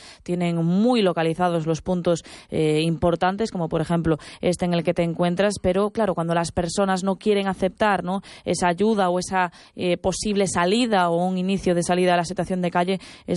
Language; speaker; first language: Spanish; native; Spanish